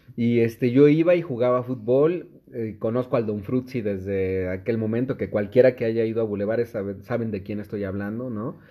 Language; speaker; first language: Spanish; native; Spanish